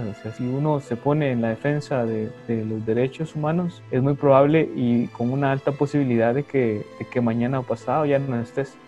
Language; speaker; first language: Spanish; native; Spanish